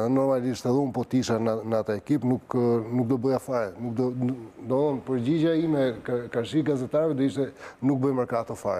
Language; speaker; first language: Albanian; native; Albanian